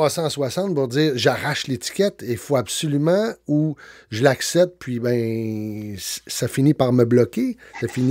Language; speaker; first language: French; native; French